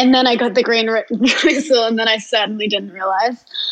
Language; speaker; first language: English; native; English